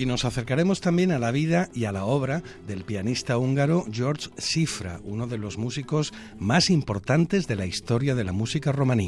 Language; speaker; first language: Spanish; native; Spanish